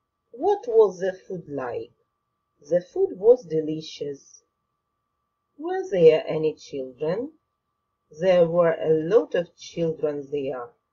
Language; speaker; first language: English; non-native, fluent; Ukrainian